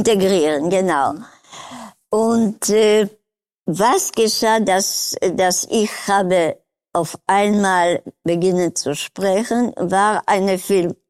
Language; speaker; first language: German; non-native, learner; Polish